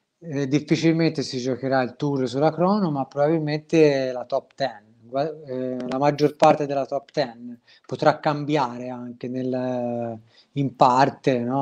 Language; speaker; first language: Italian; native; Italian